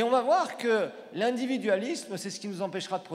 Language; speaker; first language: French; native; French